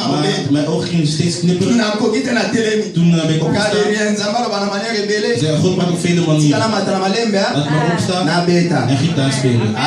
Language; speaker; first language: Dutch; non-native, learner; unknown